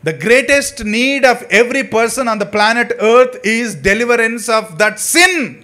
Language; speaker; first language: English; non-native, local second language; Telugu